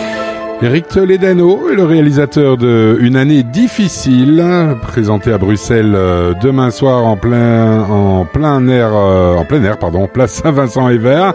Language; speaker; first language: French; native; French